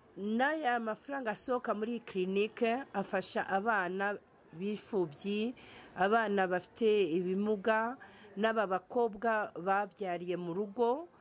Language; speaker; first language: Kinyarwanda; early bilingual, heritage; Kinyarwanda